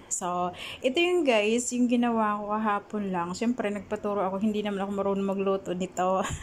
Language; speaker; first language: Filipino; non-native, local second language; Bikol